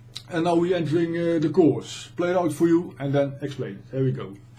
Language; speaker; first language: English; non-native, fluent; Dutch